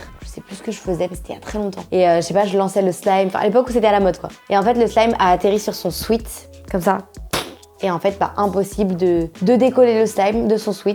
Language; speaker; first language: French; native; French